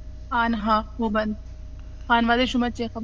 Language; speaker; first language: Persian; non-native, learner; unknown